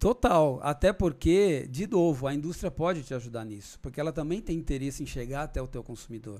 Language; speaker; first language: Portuguese; native; Portuguese